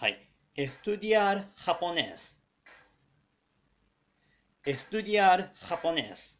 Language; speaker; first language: Spanish; non-native, fluent; Japanese